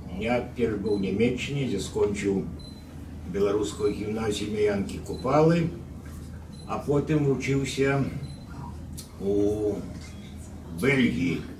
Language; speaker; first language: Belarusian; native; Belarusian